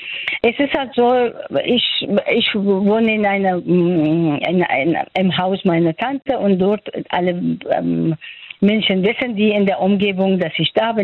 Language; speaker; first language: German; non-native, fluent; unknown